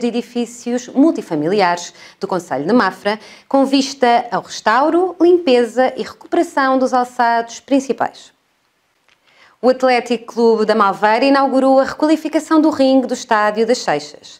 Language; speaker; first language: Portuguese; native; Portuguese